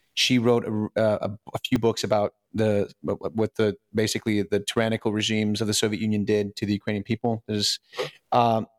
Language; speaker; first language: English; early bilingual, other home language; Russian